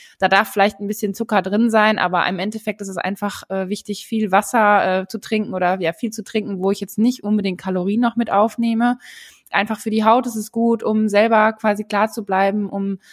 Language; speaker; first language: German; native; German